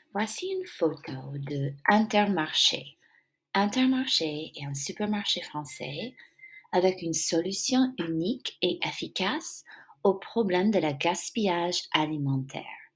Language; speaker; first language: French; non-native, fluent; English